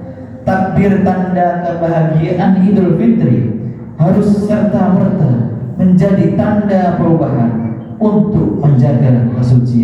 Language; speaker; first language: Indonesian; native; Indonesian